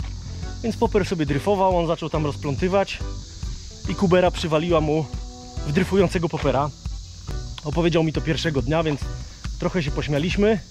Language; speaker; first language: Polish; native; Polish